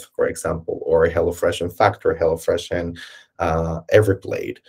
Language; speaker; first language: English; non-native, fluent; Spanish